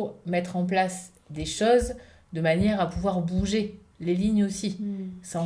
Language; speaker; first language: French; native; French